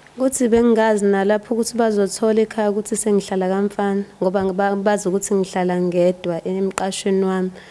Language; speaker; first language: Zulu; native; Zulu